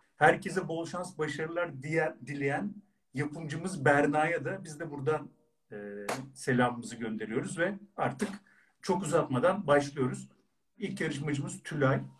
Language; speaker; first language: Turkish; native; Turkish